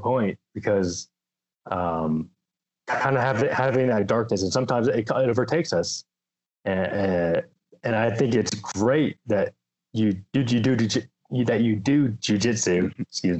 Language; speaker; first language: English; native; English